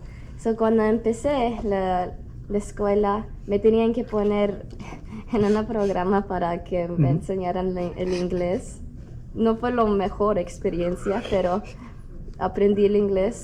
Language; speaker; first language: Spanish; early bilingual, heritage; Spanish